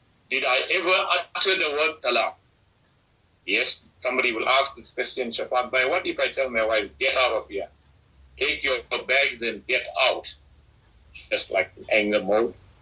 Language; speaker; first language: English; early bilingual, other home language; Urdu